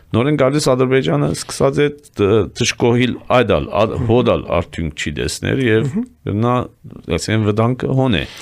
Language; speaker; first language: Armenian; early bilingual, heritage; Armenian